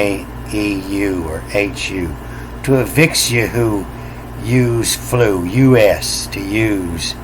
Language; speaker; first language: English; native; English